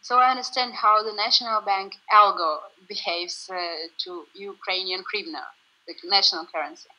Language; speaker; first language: English; non-native, fluent; Russian